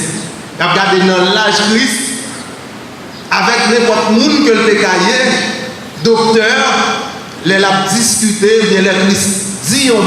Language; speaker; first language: French; non-native, learner; Haitian Creole